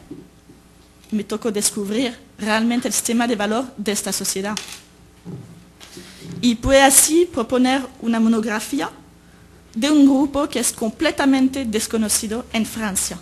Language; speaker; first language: Spanish; native; Spanish